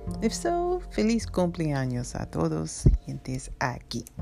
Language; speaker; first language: Spanish; non-native, learner; English